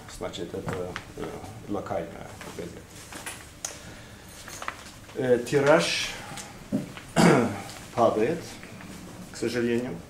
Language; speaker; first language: Russian; non-native, fluent; Norwegian